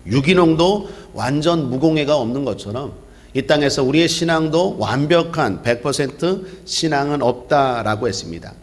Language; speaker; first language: Korean; native; Korean